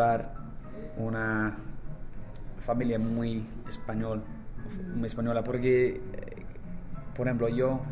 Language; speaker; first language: Spanish; non-native, learner; English